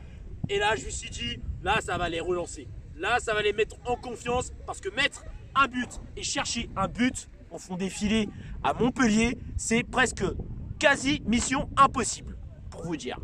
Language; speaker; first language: French; native; French